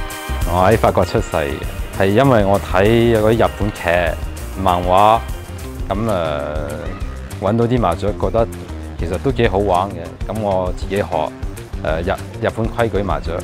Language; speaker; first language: Cantonese; early bilingual, heritage; Cantonese